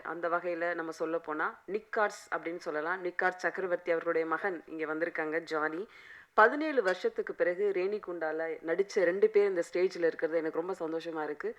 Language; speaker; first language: Tamil; native; Tamil